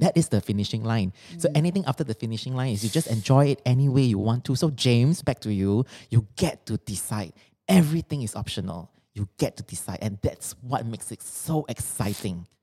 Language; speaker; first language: English; non-native, local second language; Chinese